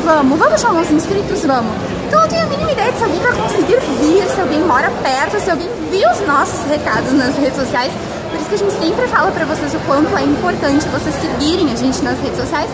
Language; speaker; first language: Portuguese; native; Portuguese